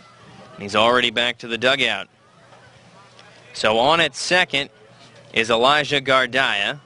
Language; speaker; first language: English; native; English